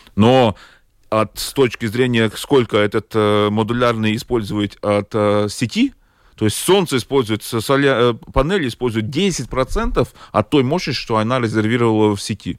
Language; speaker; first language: Russian; non-native, local second language; Latvian